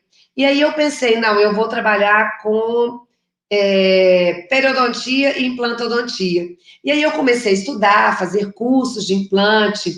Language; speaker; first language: Portuguese; native; Portuguese